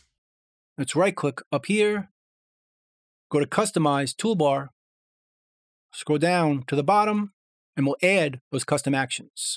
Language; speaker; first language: English; native; English